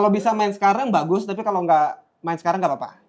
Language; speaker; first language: Indonesian; native; Indonesian